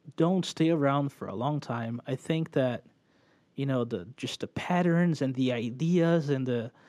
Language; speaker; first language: English; early bilingual, other home language; Portuguese